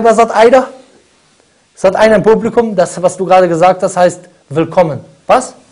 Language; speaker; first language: German; native; German